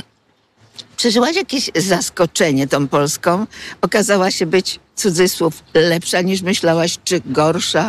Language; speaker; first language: Polish; native; Polish